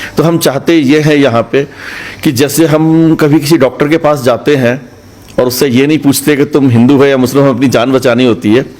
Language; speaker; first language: Hindi; native; Hindi